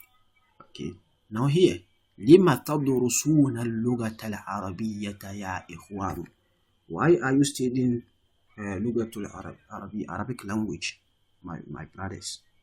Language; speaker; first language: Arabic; non-native, fluent; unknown